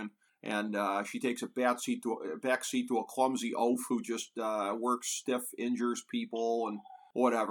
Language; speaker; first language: English; native; English